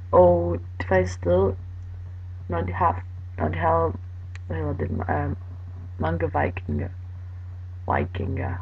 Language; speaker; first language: Danish; non-native, learner; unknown